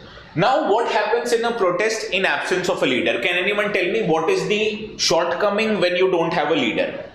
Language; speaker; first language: English; non-native, local second language; Hindi